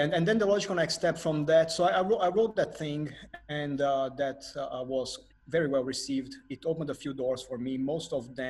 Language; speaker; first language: English; non-native, fluent; Portuguese